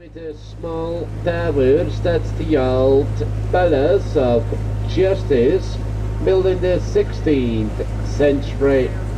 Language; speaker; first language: English; non-native, fluent; Dutch